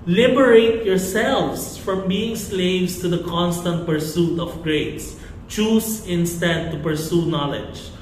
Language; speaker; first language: English; non-native, local second language; Filipino